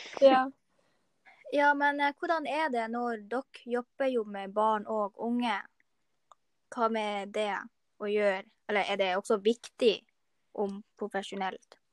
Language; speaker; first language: Norwegian; non-native, learner; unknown